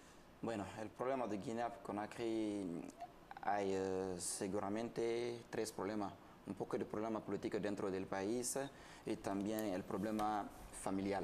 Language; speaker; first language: Spanish; non-native, learner; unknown